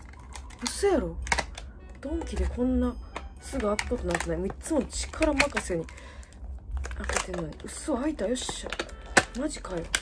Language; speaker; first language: Japanese; native; Japanese